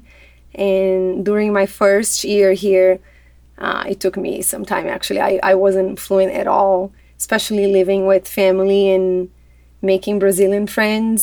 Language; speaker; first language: English; non-native, fluent; Portuguese